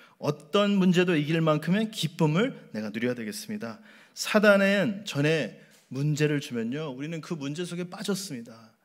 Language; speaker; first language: Korean; native; Korean